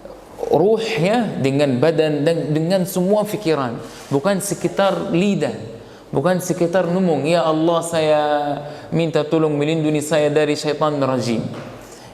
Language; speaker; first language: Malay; non-native, fluent; Arabic